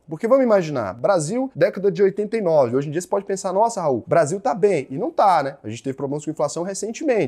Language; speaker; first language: Portuguese; native; Portuguese